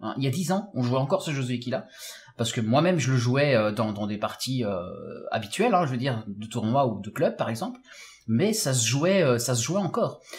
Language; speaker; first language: French; native; French